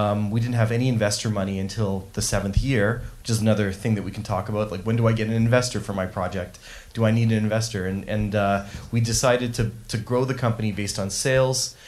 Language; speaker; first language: English; native; English